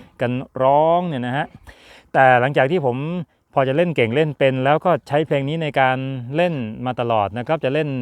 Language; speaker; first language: Thai; native; Thai